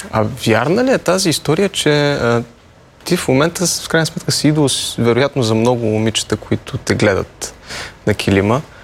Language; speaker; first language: Bulgarian; native; Bulgarian